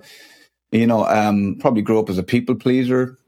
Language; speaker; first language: English; native; English